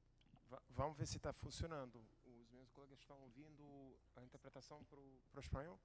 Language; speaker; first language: Portuguese; non-native, fluent; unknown